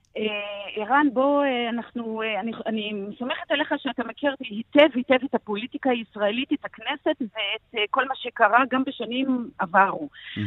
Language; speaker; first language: Hebrew; non-native, local second language; Arabic